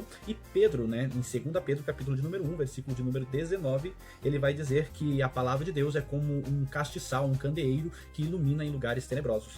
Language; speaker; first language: Portuguese; native; Portuguese